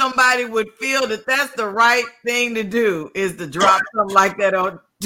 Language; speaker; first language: English; native; English